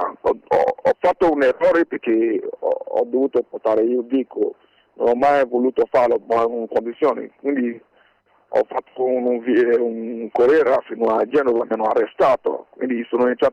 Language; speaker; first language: Italian; non-native, fluent; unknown